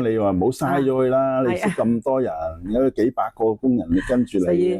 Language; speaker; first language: Cantonese; native; Cantonese